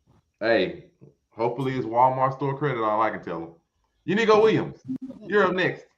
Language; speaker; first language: English; native; English